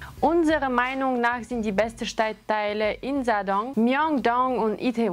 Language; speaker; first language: German; non-native, fluent; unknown